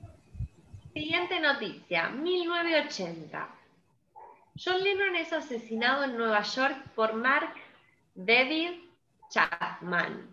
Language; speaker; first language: Spanish; native; Spanish